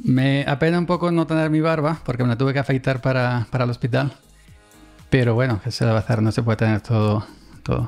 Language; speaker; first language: Spanish; native; Spanish